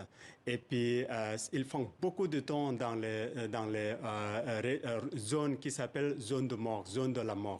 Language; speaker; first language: French; non-native, fluent; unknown